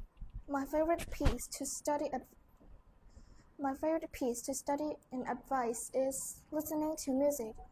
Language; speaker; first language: English; non-native, learner; Vietnamese